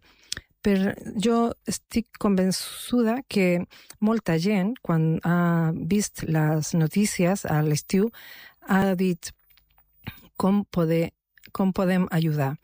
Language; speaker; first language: Catalan; non-native, local second language; Spanish